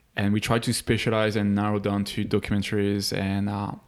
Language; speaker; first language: English; non-native, fluent; French